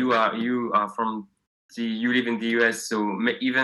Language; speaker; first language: English; non-native, fluent; French